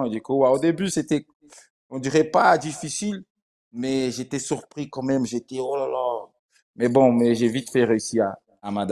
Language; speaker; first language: French; non-native, fluent; Portuguese